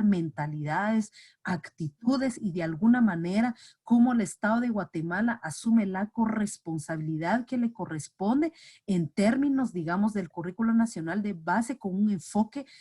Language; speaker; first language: Spanish; native; Spanish